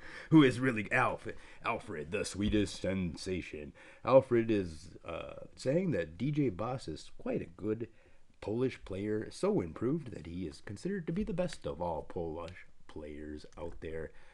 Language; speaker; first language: English; native; English